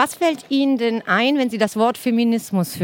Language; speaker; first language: German; native; German